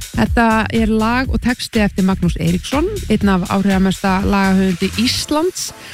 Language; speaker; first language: Icelandic; native; Icelandic